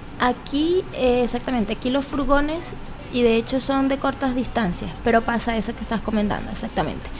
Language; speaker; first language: Spanish; native; Spanish